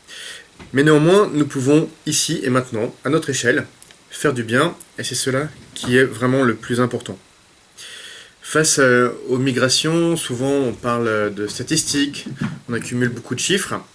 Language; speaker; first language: French; native; French